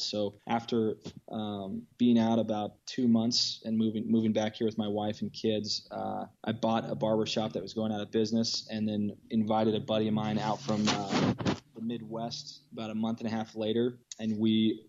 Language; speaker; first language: English; native; English